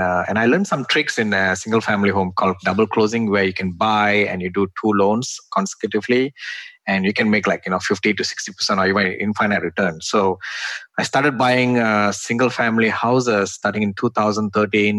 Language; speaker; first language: English; non-native, local second language; Tamil